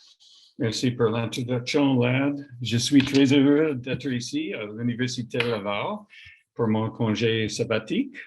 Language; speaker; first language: French; non-native, learner; English